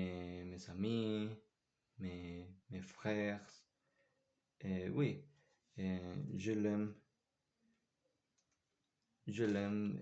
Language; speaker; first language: French; non-native, learner; Spanish